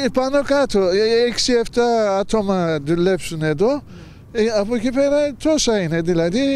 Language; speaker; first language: Greek; non-native, learner; Turkish